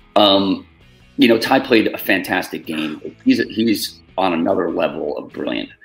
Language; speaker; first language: English; native; English